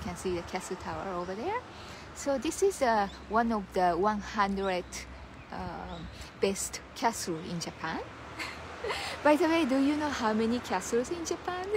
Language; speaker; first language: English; non-native, learner; Japanese